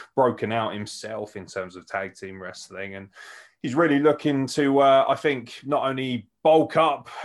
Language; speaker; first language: English; native; English